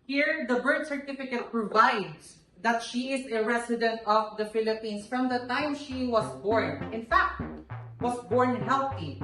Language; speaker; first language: English; non-native, local second language; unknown